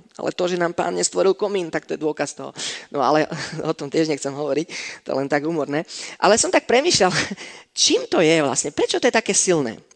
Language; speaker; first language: Slovak; non-native, fluent; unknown